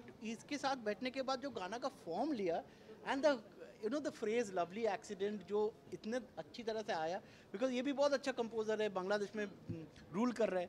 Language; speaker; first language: Hindi; non-native, local second language; Bangla